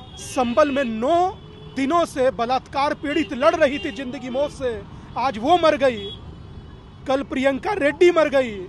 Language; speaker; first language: Hindi; native; Hindi